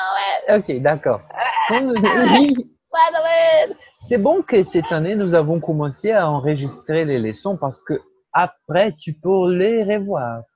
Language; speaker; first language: French; non-native, fluent; Portuguese